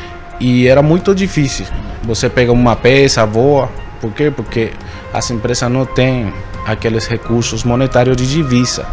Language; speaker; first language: Portuguese; non-native, fluent; Spanish